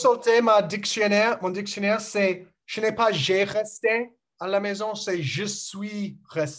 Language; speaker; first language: French; non-native, learner; English